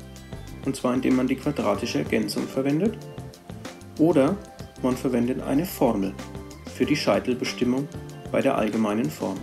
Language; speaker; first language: German; native; German